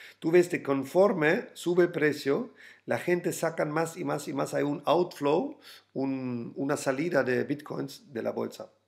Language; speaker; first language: Spanish; non-native, fluent; German